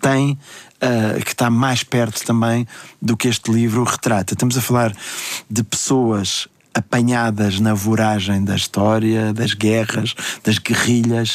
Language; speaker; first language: Portuguese; native; Portuguese